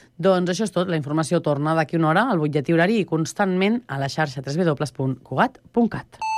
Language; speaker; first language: Catalan; native; Catalan